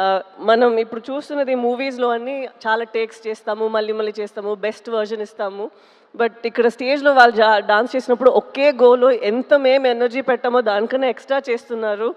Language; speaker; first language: Telugu; non-native, local second language; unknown